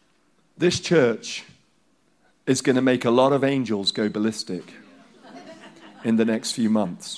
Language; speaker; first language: English; non-native, local second language; Hausa